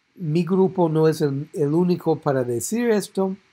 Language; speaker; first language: Spanish; non-native, fluent; English